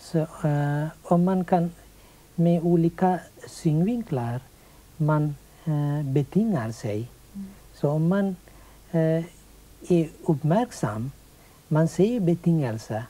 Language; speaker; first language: Swedish; non-native, fluent; Sinhala